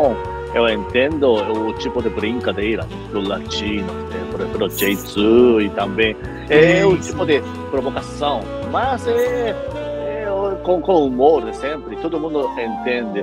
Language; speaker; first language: Portuguese; non-native, fluent; Japanese